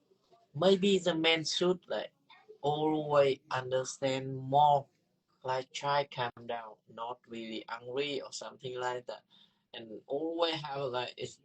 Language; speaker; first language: English; non-native, learner; Vietnamese